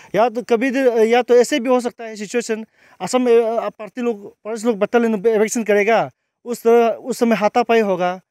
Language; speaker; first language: Hindi; non-native, local second language; Nyishi